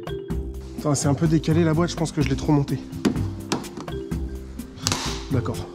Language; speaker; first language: French; native; French